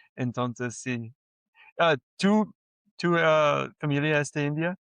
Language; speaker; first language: Spanish; non-native, learner; English